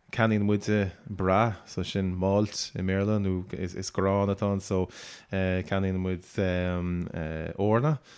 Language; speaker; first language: Irish; native; Irish